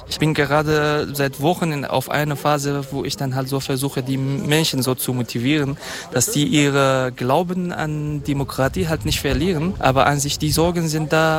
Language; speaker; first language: German; non-native, fluent; Kurdish